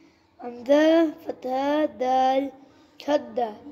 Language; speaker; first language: Arabic; non-native, learner; Urdu